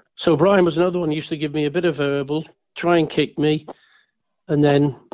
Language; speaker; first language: English; native; English